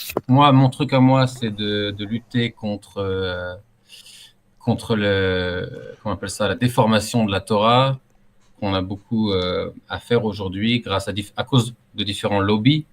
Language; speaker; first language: French; native; French